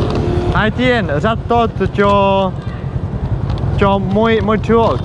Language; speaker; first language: Vietnamese; non-native, learner; Czech